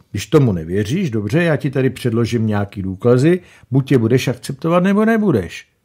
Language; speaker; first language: Czech; native; Czech